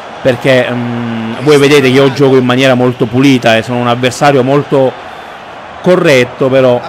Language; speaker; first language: Italian; native; Italian